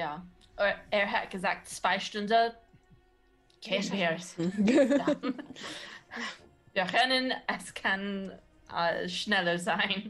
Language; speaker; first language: German; non-native, learner; English